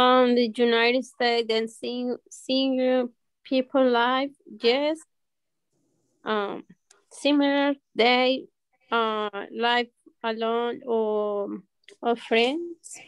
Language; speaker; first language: English; non-native, learner; Spanish